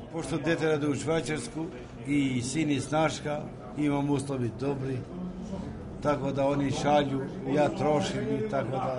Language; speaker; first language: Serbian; non-native, local second language; Albanian